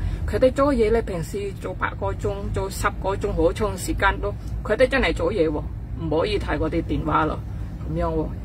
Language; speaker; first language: Cantonese; non-native, fluent; Indonesian